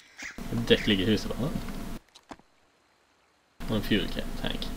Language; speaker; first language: Swedish; native; Swedish